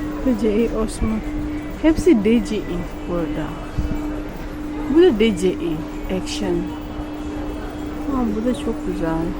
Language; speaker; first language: Turkish; non-native, learner; Indonesian